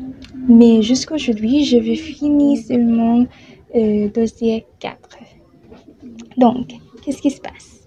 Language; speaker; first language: French; non-native, learner; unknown